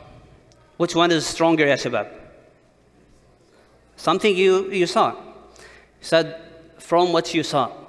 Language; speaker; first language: English; non-native, fluent; Arabic